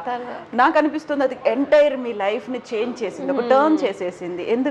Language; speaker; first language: Telugu; native; Telugu